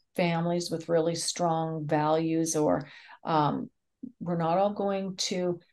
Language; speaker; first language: English; native; English